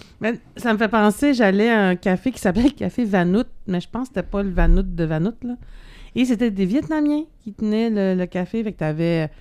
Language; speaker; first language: French; native; French